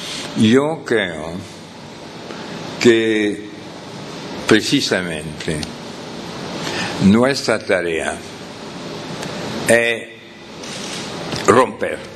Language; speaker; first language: Spanish; non-native, fluent; French